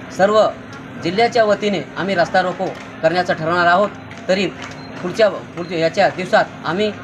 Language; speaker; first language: Marathi; non-native, local second language; Lambadi